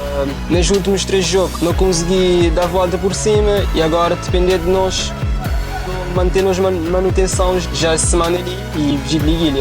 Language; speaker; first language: Portuguese; non-native, local second language; Kabuverdianu